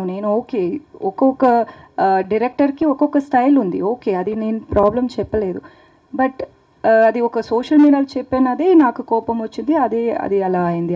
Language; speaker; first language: Telugu; non-native, learner; Tamil